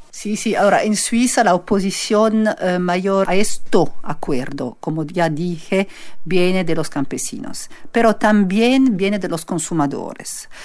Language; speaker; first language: Spanish; non-native, fluent; Italian